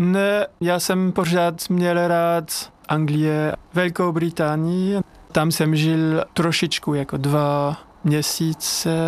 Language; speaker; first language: Czech; non-native, learner; French